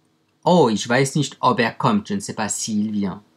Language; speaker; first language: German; non-native, fluent; French